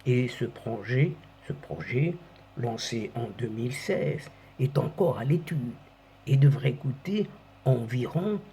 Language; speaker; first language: French; non-native, local second language; Arabic